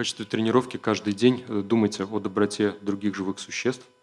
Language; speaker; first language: Russian; native; Russian